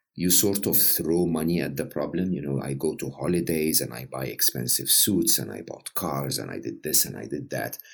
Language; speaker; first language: English; non-native, fluent; Arabic